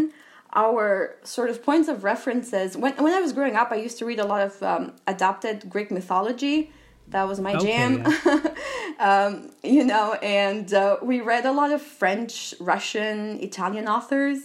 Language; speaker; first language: English; non-native, fluent; Albanian